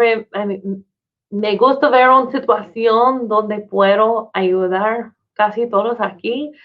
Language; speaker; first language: Spanish; non-native, fluent; English